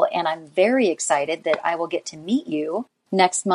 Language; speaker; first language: English; native; English